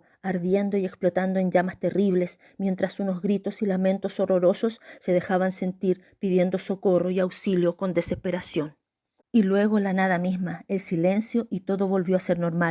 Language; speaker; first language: Spanish; native; Spanish